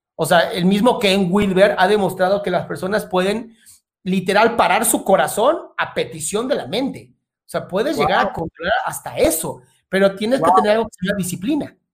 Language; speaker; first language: Spanish; native; Spanish